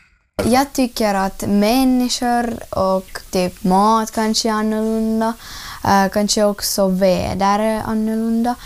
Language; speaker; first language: Swedish; non-native, learner; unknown